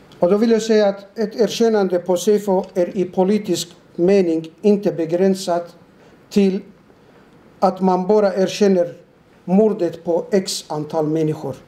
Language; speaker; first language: Swedish; non-native, fluent; Turoyo